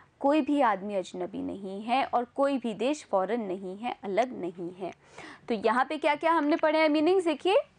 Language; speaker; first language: Hindi; native; Hindi